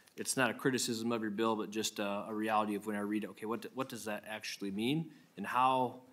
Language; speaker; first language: English; native; English